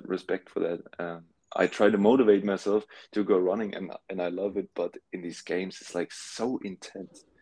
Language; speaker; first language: English; non-native, fluent; German